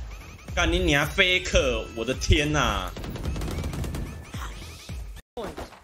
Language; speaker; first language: Chinese; native; Chinese